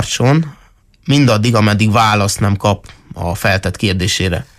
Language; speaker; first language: Hungarian; native; Hungarian